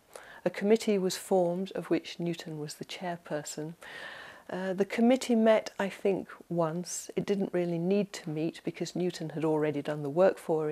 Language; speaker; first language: English; native; English